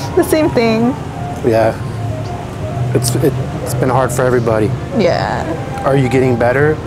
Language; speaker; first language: English; early bilingual, other home language; Spanish